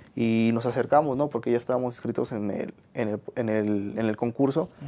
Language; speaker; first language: Spanish; native; Spanish